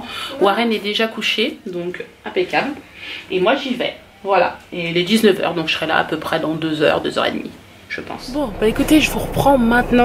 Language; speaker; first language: French; native; French